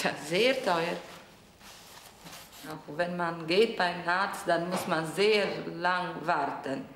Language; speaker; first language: German; non-native, local second language; Romanian